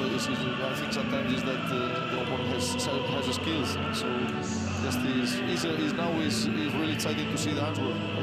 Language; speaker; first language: English; non-native, learner; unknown